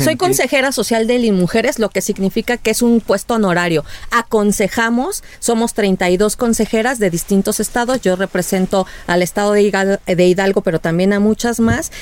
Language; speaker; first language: Spanish; native; Spanish